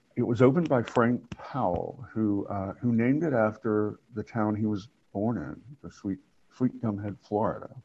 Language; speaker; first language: English; native; English